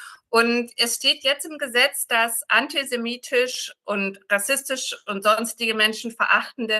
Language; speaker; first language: German; native; German